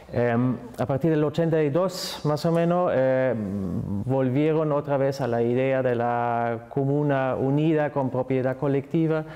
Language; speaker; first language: Spanish; non-native, fluent; German